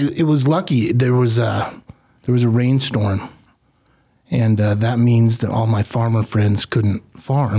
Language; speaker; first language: English; native; English